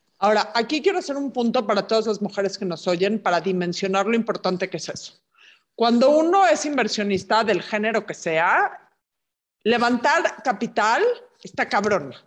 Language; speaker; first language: Spanish; native; Spanish